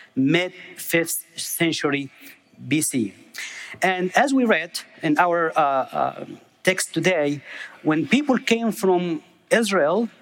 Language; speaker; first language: English; non-native, fluent; Arabic